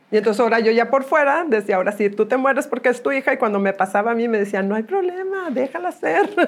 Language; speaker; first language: Spanish; native; Spanish